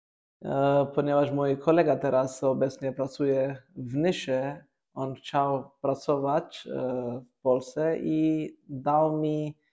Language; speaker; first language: Polish; non-native, learner; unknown